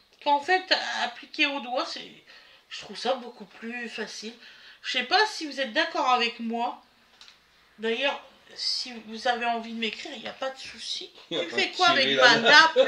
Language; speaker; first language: French; native; French